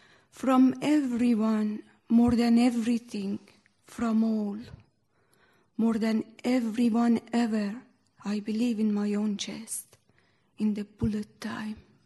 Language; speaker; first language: English; non-native, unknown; Persian